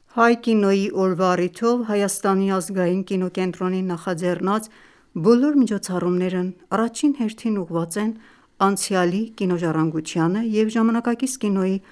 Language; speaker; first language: Armenian; native; Armenian